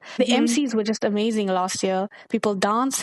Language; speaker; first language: English; early bilingual, other home language; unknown